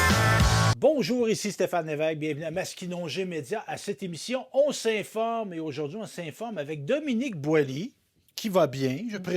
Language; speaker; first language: French; native; French